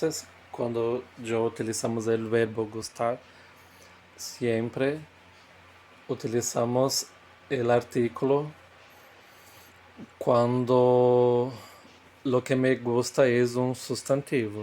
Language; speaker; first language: Spanish; non-native, fluent; Portuguese